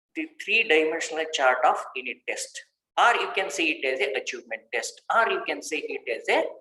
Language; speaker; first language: English; non-native, local second language; Kannada